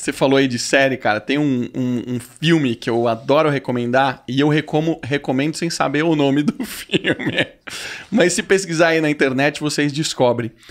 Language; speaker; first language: Portuguese; native; Portuguese